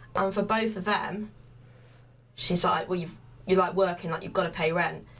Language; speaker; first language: English; native; English